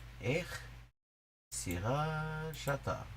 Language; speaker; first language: Hebrew; non-native, learner; English